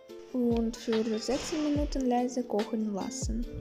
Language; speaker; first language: German; non-native, learner; Russian